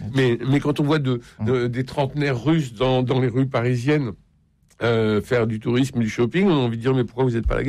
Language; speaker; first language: French; native; French